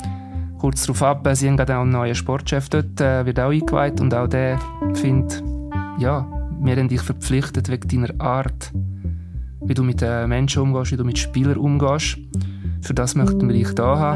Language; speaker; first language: German; native; German